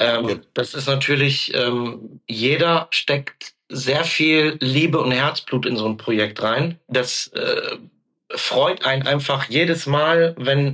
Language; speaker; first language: German; native; German